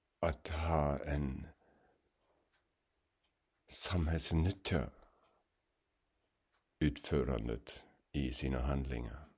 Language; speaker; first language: Swedish; non-native, fluent; German